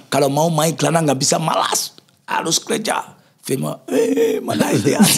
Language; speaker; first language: Indonesian; non-native, fluent; English